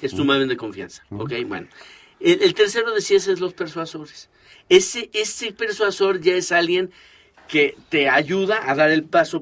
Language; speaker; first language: Spanish; native; Spanish